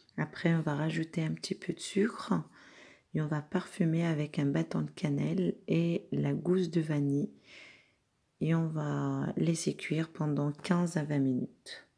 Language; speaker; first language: French; non-native, local second language; Arabic